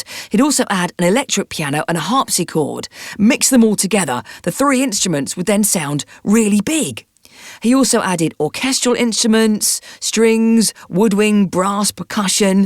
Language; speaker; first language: English; native; English